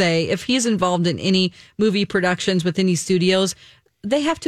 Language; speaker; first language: English; native; English